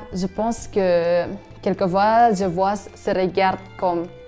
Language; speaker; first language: French; non-native, learner; Indonesian